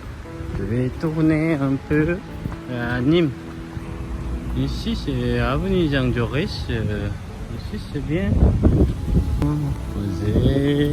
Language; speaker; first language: French; non-native, learner; Korean